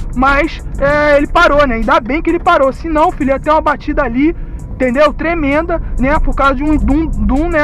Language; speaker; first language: Portuguese; native; Portuguese